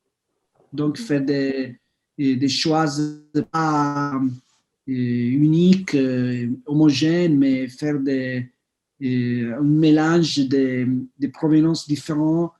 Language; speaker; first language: French; non-native, fluent; Italian